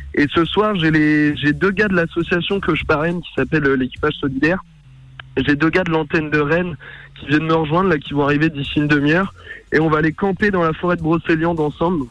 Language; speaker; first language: French; native; French